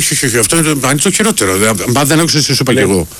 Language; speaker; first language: Greek; native; Greek